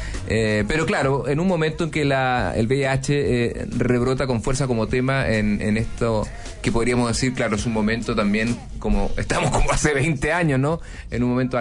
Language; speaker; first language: Spanish; native; Spanish